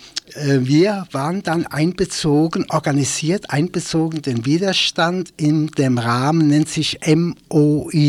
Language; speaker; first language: German; native; German